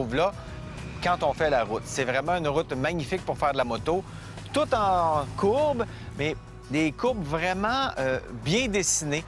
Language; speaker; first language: French; native; French